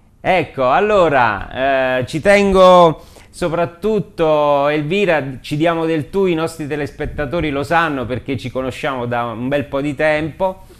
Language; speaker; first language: Italian; native; Italian